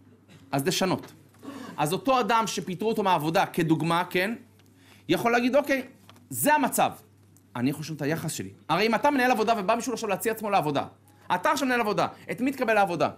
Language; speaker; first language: Hebrew; native; Hebrew